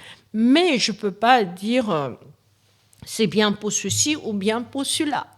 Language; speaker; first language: French; non-native, fluent; Chinese